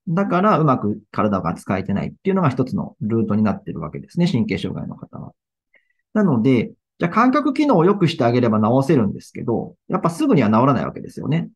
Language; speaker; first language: Japanese; native; Japanese